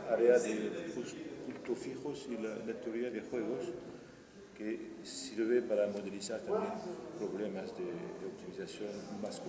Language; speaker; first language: Spanish; non-native, fluent; French